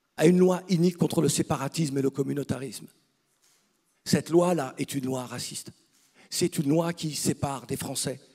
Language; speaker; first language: French; native; French